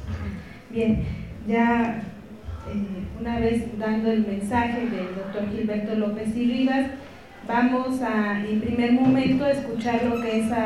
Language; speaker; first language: Spanish; native; Spanish